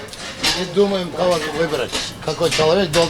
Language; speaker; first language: Russian; non-native, local second language; Kyrgyz